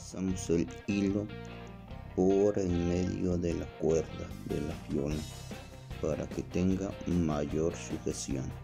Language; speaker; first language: Spanish; native; Spanish